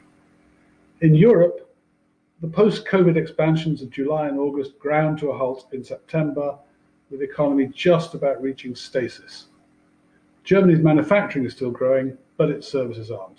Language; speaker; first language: English; native; English